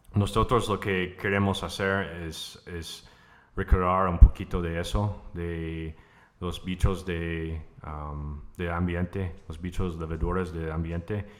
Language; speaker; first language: Spanish; non-native, fluent; English